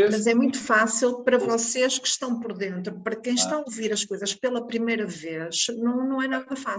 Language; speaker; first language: Portuguese; native; Portuguese